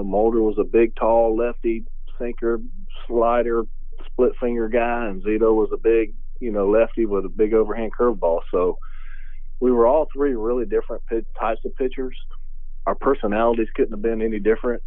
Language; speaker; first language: English; native; English